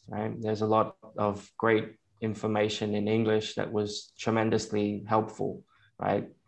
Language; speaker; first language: English; native; English